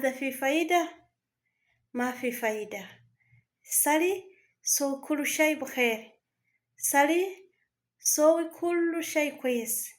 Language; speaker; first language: Arabic; non-native, learner; Kinyarwanda